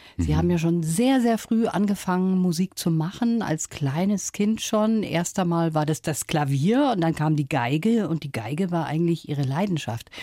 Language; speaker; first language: German; native; German